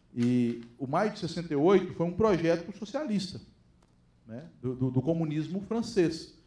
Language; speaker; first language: Portuguese; native; Portuguese